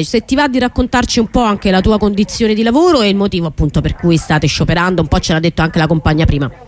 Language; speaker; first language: Italian; native; Italian